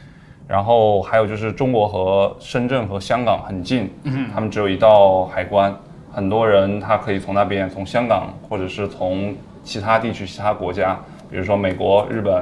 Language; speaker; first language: Chinese; native; Chinese